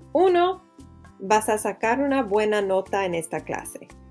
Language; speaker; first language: Spanish; non-native, fluent; English